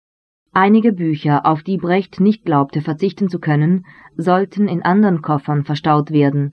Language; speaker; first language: German; native; German